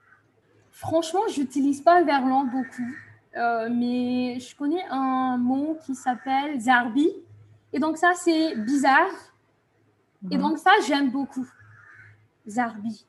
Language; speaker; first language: French; non-native, fluent; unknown